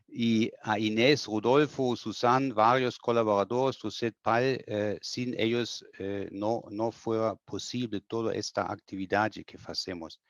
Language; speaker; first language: Portuguese; non-native, fluent; German